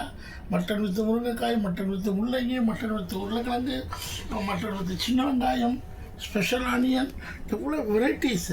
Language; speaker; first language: Tamil; native; Tamil